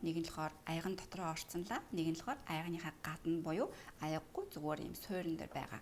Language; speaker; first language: Mongolian; native; Mongolian